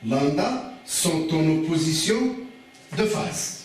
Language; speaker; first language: French; non-native, local second language; Arabic